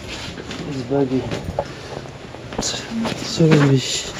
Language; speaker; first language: English; non-native, learner; French